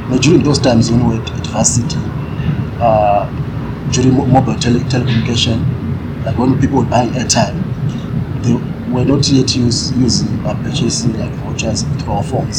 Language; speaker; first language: English; non-native, local second language; Shona